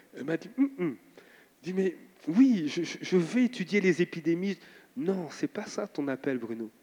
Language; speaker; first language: French; native; French